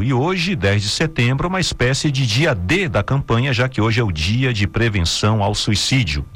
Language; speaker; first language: Portuguese; native; Portuguese